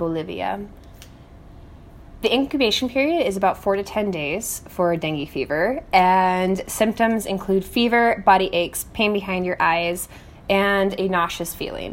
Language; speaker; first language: English; native; English